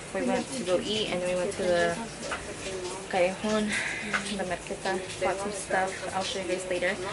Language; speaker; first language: English; early bilingual, other home language; Spanish